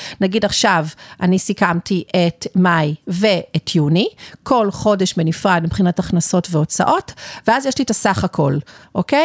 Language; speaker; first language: Hebrew; native; Hebrew